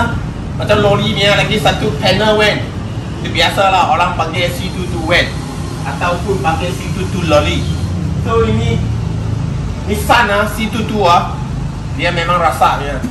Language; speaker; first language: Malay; non-native, local second language; Chinese